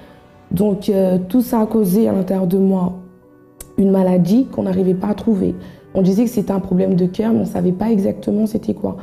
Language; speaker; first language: French; native; French